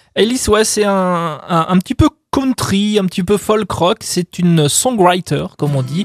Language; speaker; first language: French; native; French